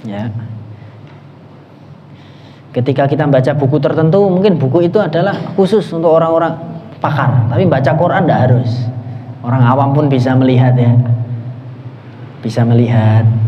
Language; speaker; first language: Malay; non-native, local second language; Javanese